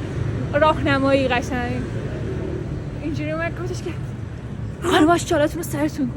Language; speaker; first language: Persian; native; Persian